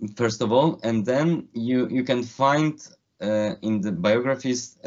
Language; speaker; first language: English; non-native, fluent; Polish